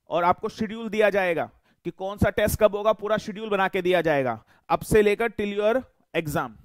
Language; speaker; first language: Hindi; native; Hindi